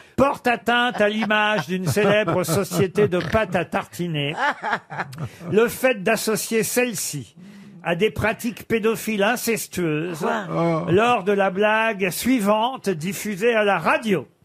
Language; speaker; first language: French; native; French